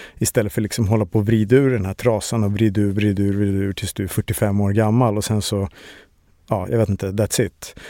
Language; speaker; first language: Swedish; native; Swedish